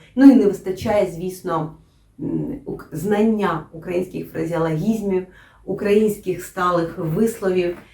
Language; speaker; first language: Ukrainian; non-native, local second language; Russian